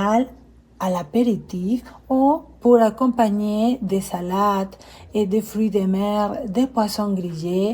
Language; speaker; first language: French; non-native, fluent; Spanish